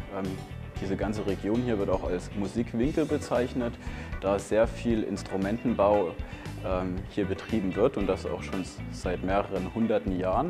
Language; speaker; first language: German; native; German